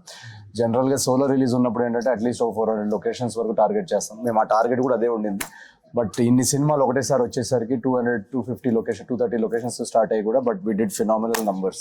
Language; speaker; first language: Telugu; native; Telugu